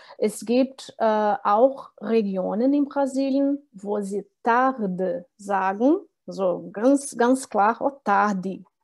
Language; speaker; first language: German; non-native, fluent; Portuguese